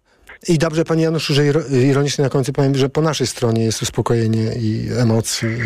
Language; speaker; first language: Polish; native; Polish